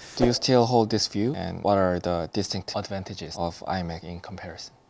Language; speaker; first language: English; non-native, fluent; Korean